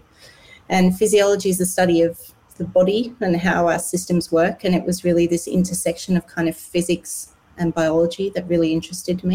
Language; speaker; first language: English; native; English